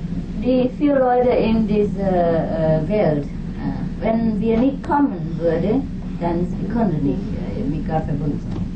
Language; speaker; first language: German; non-native, learner; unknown